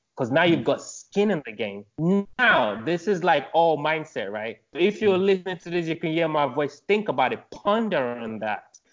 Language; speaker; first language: English; non-native, local second language; Yoruba